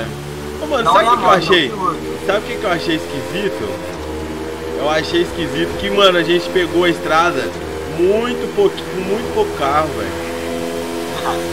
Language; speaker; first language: Portuguese; native; Portuguese